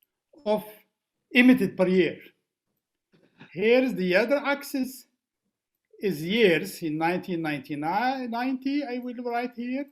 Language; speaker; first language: English; non-native, fluent; Arabic